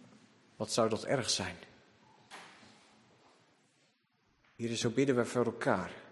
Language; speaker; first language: Dutch; native; Dutch